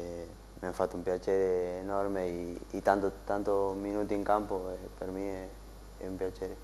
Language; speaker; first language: Italian; non-native, learner; Spanish